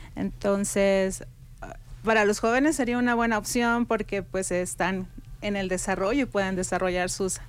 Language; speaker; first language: Spanish; native; Spanish